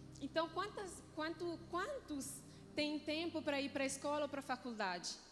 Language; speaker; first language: Portuguese; non-native, fluent; Italian